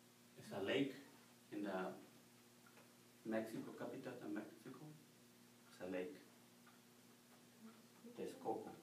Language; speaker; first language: English; non-native, learner; Spanish